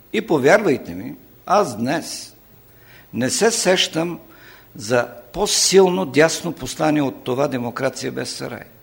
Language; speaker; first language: Bulgarian; non-native, local second language; Turkish